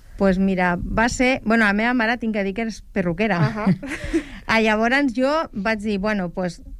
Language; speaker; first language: Catalan; non-native, local second language; Spanish